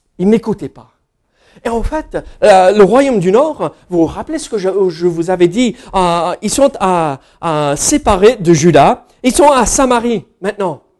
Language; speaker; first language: French; non-native, fluent; English